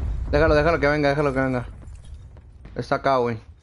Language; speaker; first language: Spanish; early bilingual, heritage; Spanish